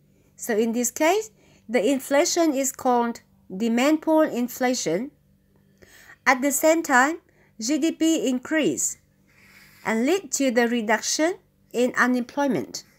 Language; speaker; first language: English; non-native, fluent; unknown